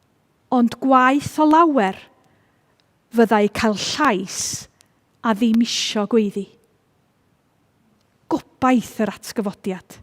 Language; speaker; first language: Welsh; native; Welsh